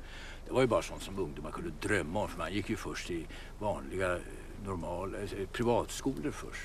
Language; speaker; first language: Swedish; native; Swedish